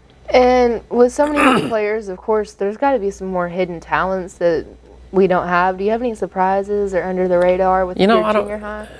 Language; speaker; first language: English; native; English